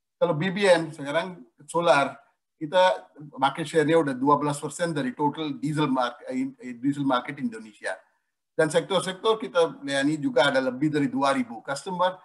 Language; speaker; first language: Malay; non-native, fluent; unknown